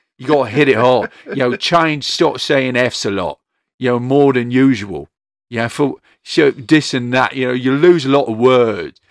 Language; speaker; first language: English; native; English